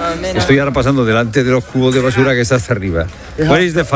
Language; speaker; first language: Spanish; native; Spanish